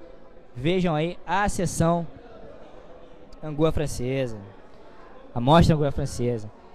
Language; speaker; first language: Portuguese; native; Portuguese